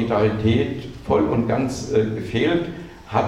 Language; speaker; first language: German; native; German